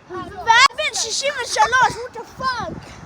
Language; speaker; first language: Hebrew; native; Hebrew